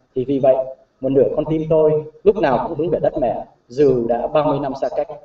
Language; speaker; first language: Vietnamese; early bilingual, other home language; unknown